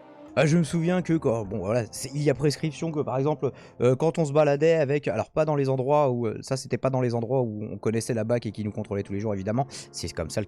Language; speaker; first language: French; native; French